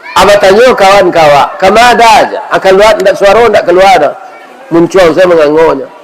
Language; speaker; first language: Malay; non-native, local second language; Minangkabau